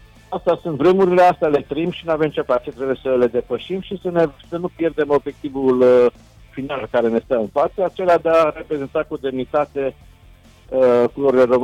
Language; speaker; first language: Romanian; native; Romanian